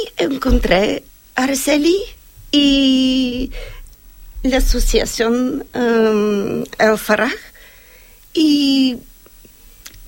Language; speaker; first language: Spanish; non-native, fluent; Bulgarian